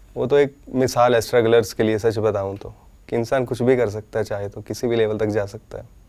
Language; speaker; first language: Hindi; native; Hindi